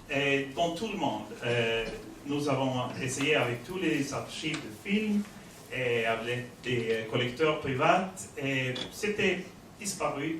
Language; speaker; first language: French; non-native, fluent; Swedish